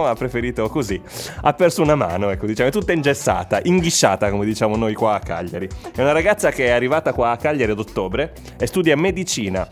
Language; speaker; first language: Italian; native; Italian